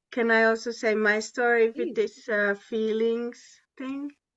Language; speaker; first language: English; non-native, fluent; Hungarian